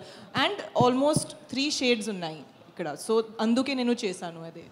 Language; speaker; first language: Telugu; non-native, fluent; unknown